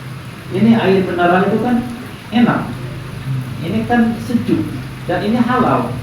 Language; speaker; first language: Indonesian; native; Indonesian